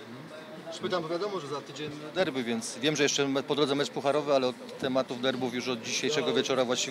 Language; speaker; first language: Polish; native; Polish